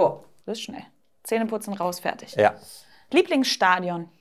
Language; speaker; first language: German; native; German